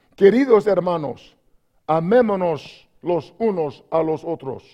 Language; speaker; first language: Spanish; non-native, learner; English